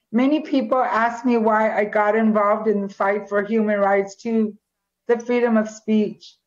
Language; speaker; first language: English; native; English